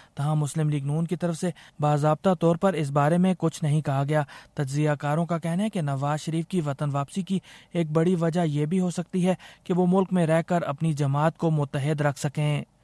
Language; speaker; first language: Urdu; native; Urdu